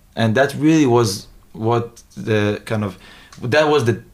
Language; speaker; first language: English; early bilingual, other home language; Hebrew